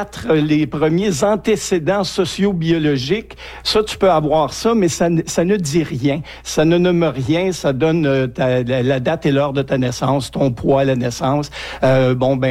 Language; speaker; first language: French; native; French